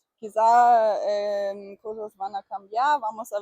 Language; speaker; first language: Spanish; non-native, fluent; German